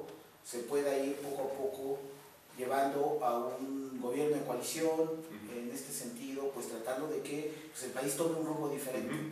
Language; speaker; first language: Spanish; native; Spanish